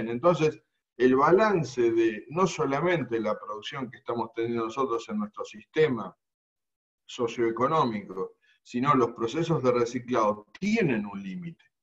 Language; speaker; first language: Spanish; native; Spanish